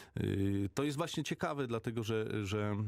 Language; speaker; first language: Polish; native; Polish